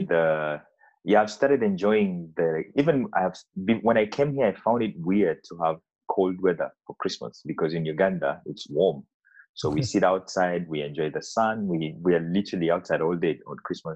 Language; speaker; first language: English; non-native, local second language; Ganda